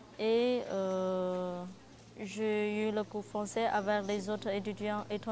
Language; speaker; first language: French; non-native, learner; Chinese